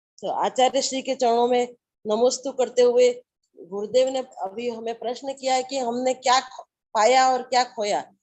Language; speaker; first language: Hindi; native; Hindi